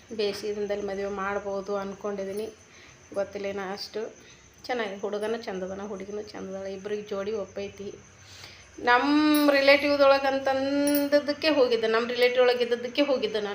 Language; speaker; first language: Kannada; native; Kannada